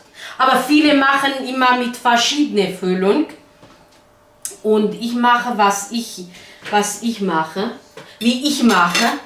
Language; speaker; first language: German; non-native, learner; Kurdish